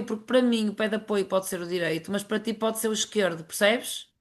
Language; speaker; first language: Portuguese; native; Portuguese